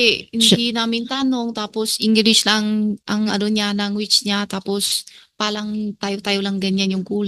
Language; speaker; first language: Filipino; non-native, learner; Chinese